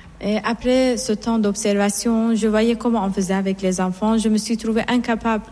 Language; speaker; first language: French; non-native, fluent; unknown